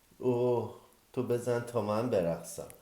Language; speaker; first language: Persian; native; Persian